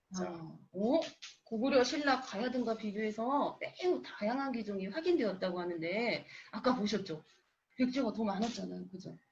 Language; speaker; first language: Korean; native; Korean